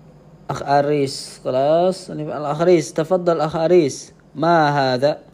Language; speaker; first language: Arabic; non-native, fluent; Indonesian